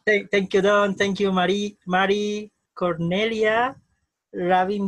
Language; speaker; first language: English; non-native, learner; Spanish